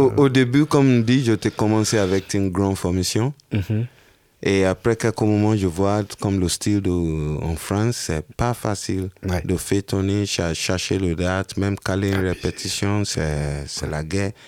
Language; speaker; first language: French; non-native, learner; Yoruba